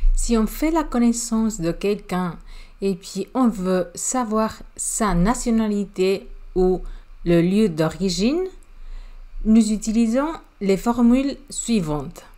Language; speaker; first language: French; non-native, fluent; Spanish